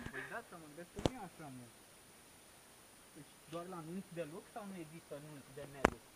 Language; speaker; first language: Romanian; native; Romanian